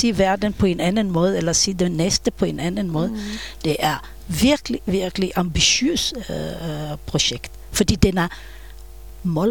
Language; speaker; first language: Danish; non-native, fluent; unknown